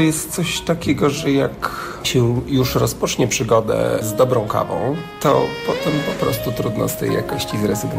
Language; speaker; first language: Polish; native; Polish